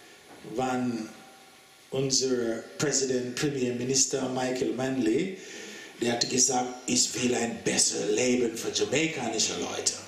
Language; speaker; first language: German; non-native, learner; English